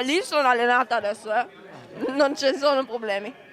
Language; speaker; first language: Italian; non-native, local second language; German